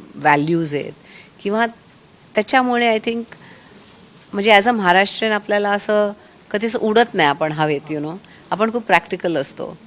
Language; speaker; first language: Marathi; native; Marathi